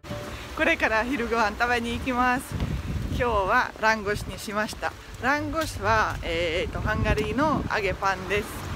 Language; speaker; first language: Japanese; non-native, fluent; Hungarian